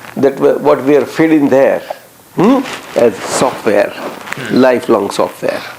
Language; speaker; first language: English; non-native, local second language; Gujarati